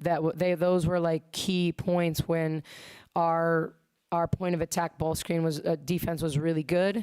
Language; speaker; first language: English; native; English